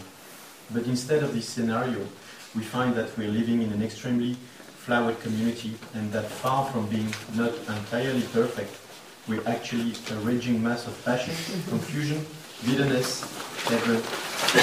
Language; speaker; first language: English; non-native, fluent; French